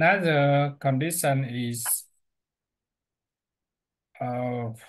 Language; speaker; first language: English; non-native, learner; Vietnamese